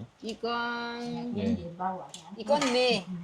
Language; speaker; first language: Korean; non-native, learner; Vietnamese